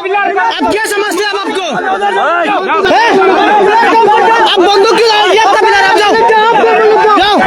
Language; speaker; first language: Hindi; non-native, learner; Bangla